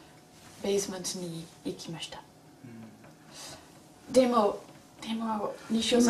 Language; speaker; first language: Japanese; non-native, learner; French